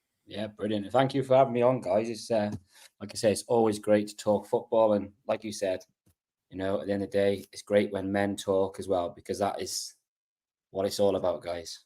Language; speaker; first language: English; native; English